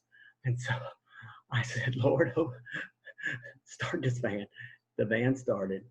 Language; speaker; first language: English; native; English